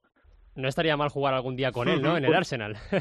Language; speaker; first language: Spanish; native; Spanish